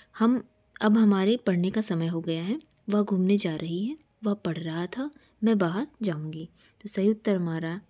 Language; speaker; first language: Hindi; native; Hindi